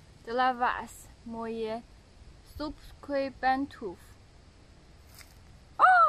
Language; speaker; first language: Polish; non-native, learner; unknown